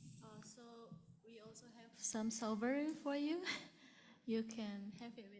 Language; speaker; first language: English; non-native, learner; Indonesian